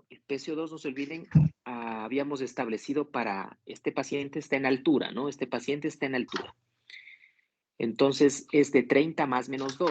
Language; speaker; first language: Spanish; native; Spanish